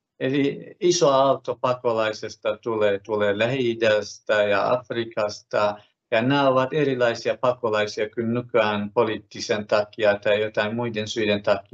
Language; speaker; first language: Finnish; non-native, fluent; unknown